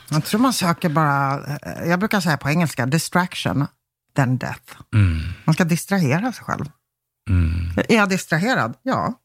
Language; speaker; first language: Swedish; early bilingual, other home language; Polish